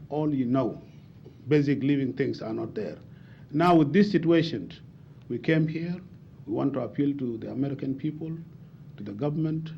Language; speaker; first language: English; non-native, fluent; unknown